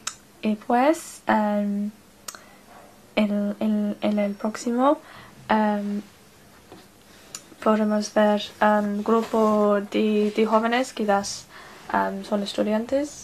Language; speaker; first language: Spanish; non-native, learner; English